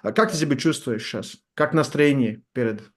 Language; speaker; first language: Russian; non-native, learner; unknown